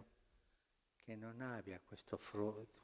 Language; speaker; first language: Italian; non-native, fluent; Spanish